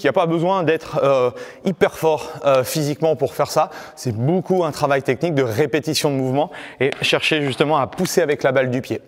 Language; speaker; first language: French; native; French